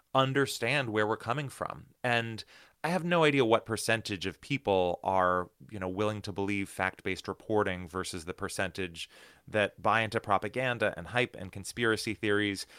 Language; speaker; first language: English; native; English